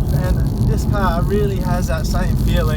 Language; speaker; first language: English; native; English